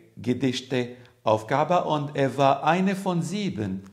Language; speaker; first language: German; non-native, learner; Arabic